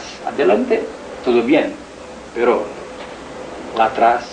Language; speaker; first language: Spanish; non-native, learner; Portuguese